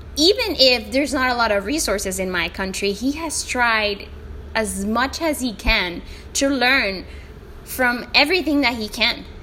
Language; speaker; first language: English; non-native, fluent; Spanish